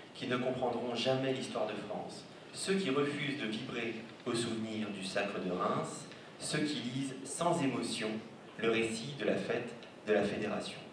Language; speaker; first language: French; native; French